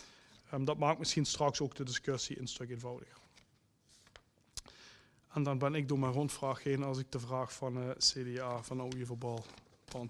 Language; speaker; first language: Dutch; native; Dutch